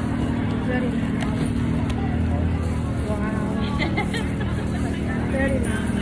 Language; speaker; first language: English; non-native, learner; Khmer